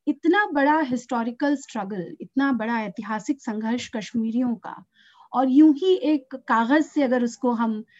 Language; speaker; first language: Hindi; native; Hindi